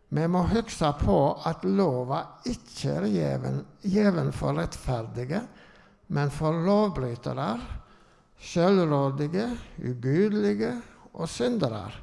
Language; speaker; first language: Norwegian; native; Norwegian